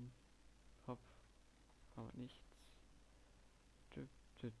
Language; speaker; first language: German; native; German